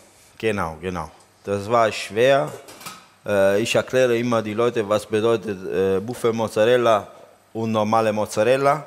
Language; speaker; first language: German; non-native, learner; Italian